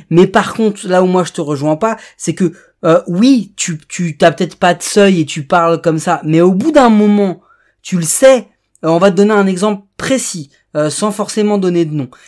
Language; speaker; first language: French; native; French